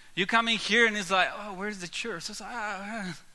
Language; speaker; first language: English; non-native, learner; Spanish